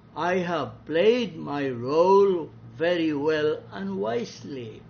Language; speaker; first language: English; non-native, local second language; Cebuano